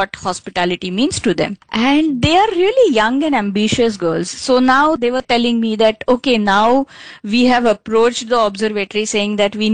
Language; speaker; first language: English; non-native, local second language; Marathi